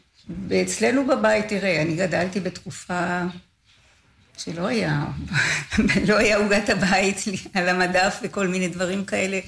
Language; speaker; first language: Hebrew; native; Hebrew